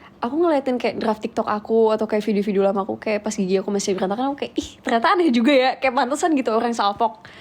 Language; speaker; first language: Indonesian; native; Indonesian